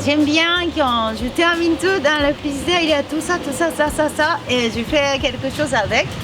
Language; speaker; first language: French; non-native, fluent; Japanese